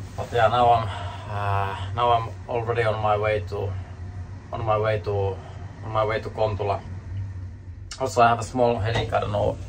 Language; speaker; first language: English; non-native, fluent; Finnish